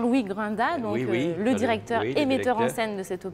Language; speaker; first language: French; native; French